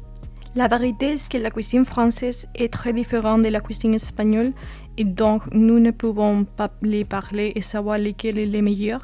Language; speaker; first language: French; non-native, fluent; Spanish